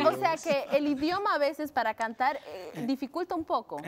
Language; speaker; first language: Spanish; native; Spanish